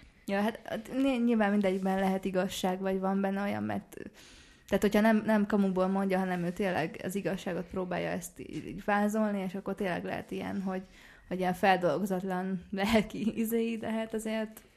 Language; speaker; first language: Hungarian; native; Hungarian